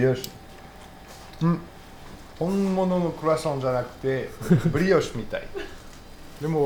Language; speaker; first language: Japanese; non-native, learner; French